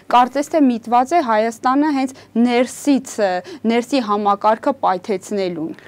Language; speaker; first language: Armenian; native; Armenian